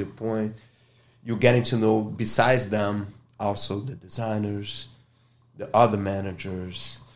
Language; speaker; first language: English; non-native, fluent; Portuguese